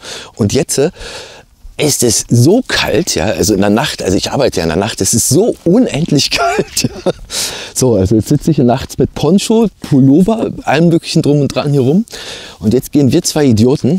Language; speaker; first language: German; native; German